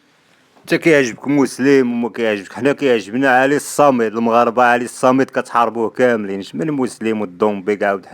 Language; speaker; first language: Arabic; native; Arabic